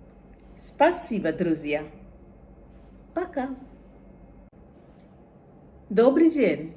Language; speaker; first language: Russian; non-native, fluent; Bangla